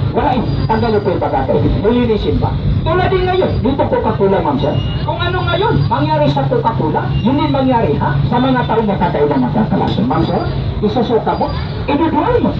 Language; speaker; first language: Filipino; non-native, local second language; Cebuano